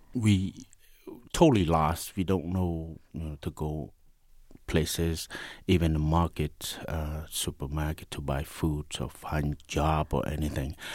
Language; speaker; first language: English; non-native, learner; Khmer